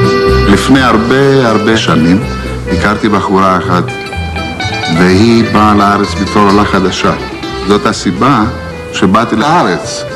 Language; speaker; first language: Hebrew; non-native, fluent; Greek